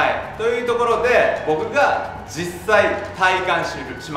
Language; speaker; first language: Japanese; native; Japanese